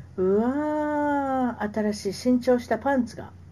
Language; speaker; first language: Japanese; native; Japanese